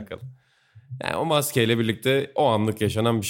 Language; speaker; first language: Turkish; native; Turkish